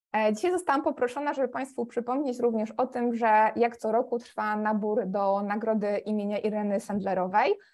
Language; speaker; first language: Polish; native; Polish